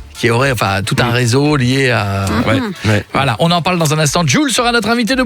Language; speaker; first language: French; native; French